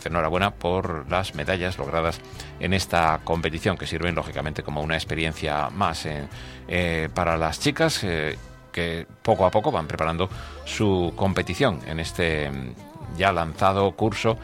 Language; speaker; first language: Spanish; native; Spanish